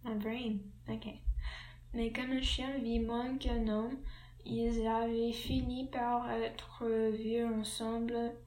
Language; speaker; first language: French; non-native, learner; English